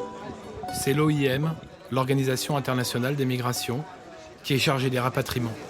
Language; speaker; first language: French; native; French